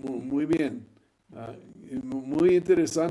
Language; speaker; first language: Spanish; non-native, fluent; English